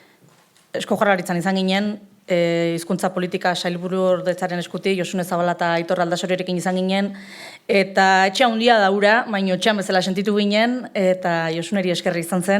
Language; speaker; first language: Basque; native; Basque